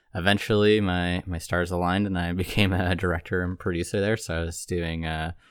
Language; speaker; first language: English; native; English